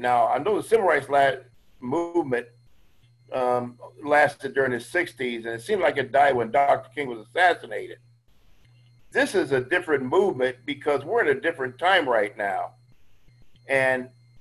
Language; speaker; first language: English; native; English